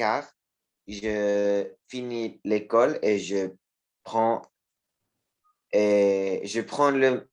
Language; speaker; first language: French; non-native, learner; Spanish